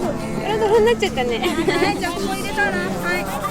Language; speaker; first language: Japanese; native; Japanese